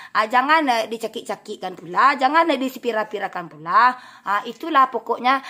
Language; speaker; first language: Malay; non-native, local second language; Minangkabau